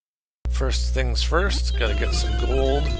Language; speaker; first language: English; native; English